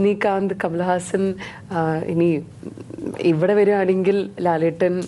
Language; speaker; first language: Malayalam; native; Malayalam